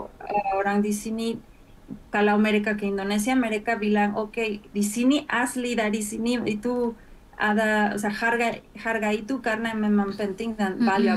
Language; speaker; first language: Indonesian; non-native, fluent; Spanish